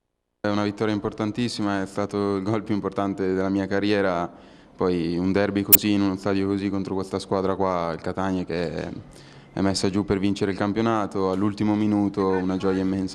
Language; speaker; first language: Italian; native; Italian